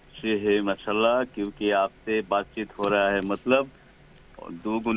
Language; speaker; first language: Hindi; non-native, local second language; Bangla